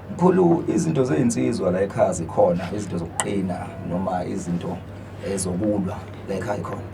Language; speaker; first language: Zulu; native; Zulu